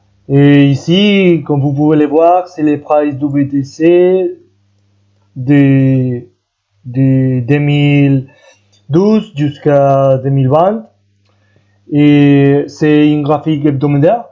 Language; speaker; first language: French; non-native, fluent; Spanish